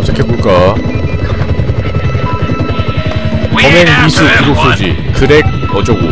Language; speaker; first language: Korean; native; Korean